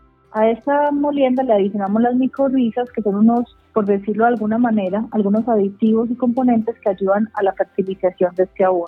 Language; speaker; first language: Spanish; native; Spanish